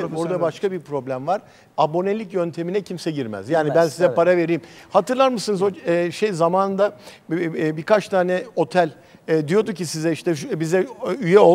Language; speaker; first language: Turkish; native; Turkish